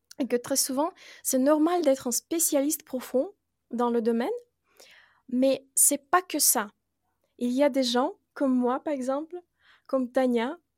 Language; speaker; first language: French; non-native, fluent; Russian